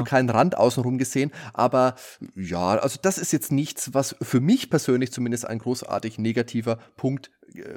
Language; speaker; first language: German; native; German